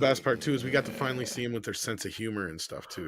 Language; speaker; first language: English; native; English